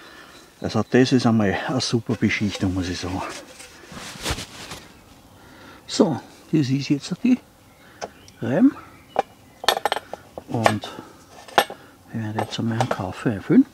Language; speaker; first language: German; native; German